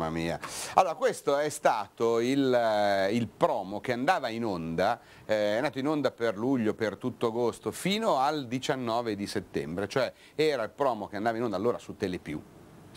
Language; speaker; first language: Italian; native; Italian